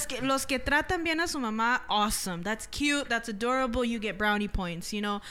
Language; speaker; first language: English; early bilingual, other home language; Spanish